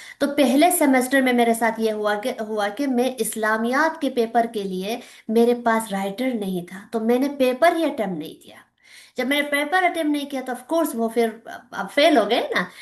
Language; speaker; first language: Urdu; non-native, local second language; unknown